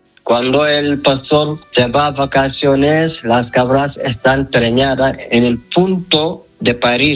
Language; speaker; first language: Spanish; non-native, learner; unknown